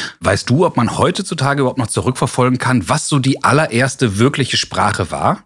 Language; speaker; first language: German; native; German